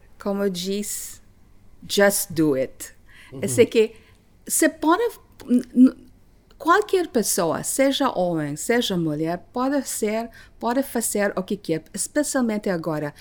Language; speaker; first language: Portuguese; non-native, learner; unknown